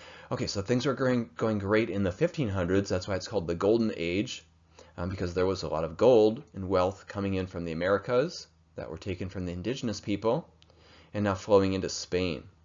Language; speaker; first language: English; native; English